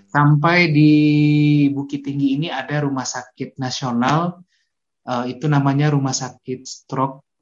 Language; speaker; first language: Indonesian; non-native, local second language; Minangkabau